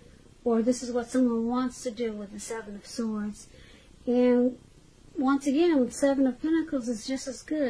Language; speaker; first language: English; native; English